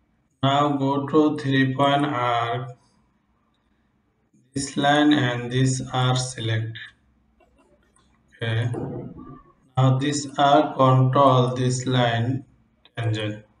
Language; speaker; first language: English; non-native, local second language; Bangla